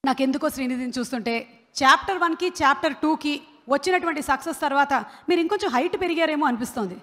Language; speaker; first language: Telugu; native; Telugu